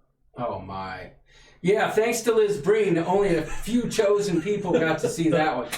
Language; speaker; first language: English; native; English